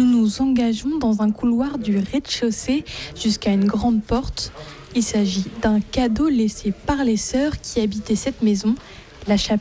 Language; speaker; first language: French; native; French